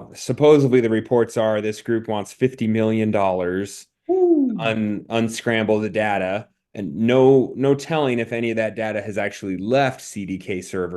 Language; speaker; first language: English; native; English